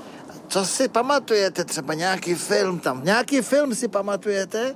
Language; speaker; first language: Czech; native; Czech